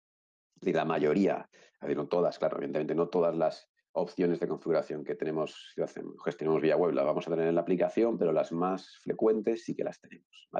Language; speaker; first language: Spanish; native; Spanish